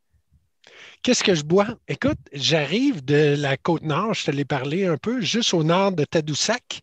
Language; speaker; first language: French; native; French